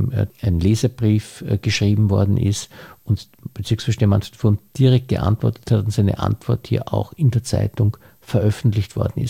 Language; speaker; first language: German; native; German